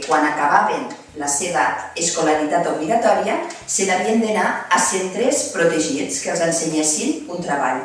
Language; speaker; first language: Catalan; native; Catalan